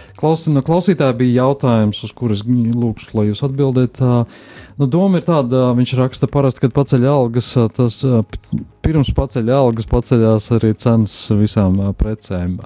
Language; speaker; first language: Latvian; native; Latvian